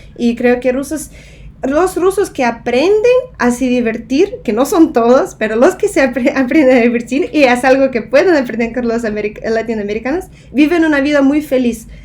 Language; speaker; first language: Spanish; non-native, fluent; Russian